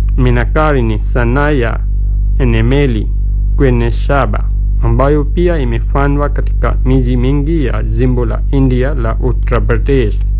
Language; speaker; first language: Swahili; non-native, fluent; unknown